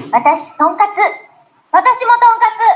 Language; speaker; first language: Japanese; non-native, learner; Vietnamese